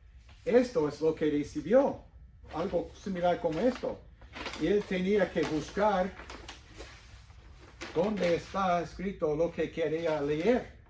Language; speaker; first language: Spanish; non-native, fluent; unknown